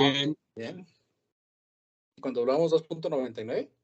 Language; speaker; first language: Spanish; native; Spanish